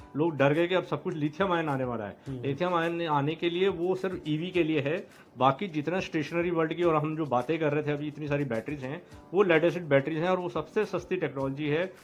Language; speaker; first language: Hindi; native; Hindi